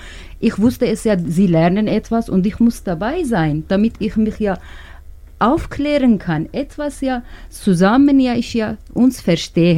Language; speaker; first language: German; non-native, learner; Turkish